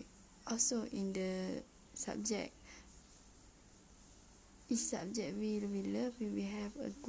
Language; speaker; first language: English; non-native, learner; Malay